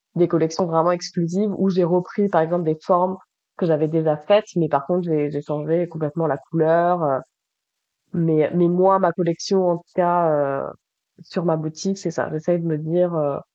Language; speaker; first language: French; native; French